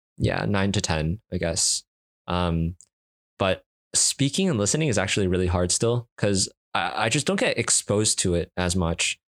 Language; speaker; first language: English; native; English